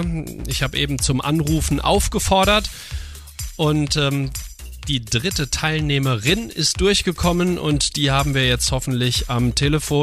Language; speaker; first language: German; native; German